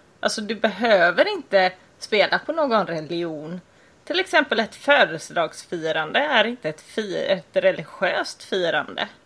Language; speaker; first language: Swedish; native; Swedish